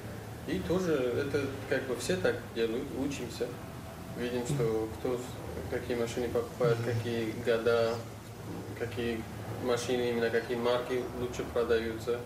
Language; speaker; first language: Russian; non-native, local second language; Uzbek